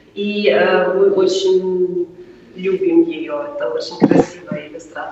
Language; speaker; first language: Russian; non-native, fluent; German